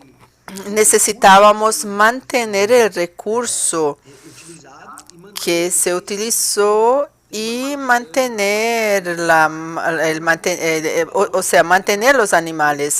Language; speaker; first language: Spanish; non-native, fluent; Portuguese